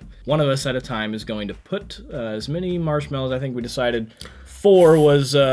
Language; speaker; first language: English; native; English